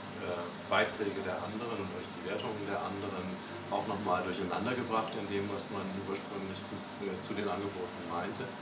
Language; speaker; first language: German; native; German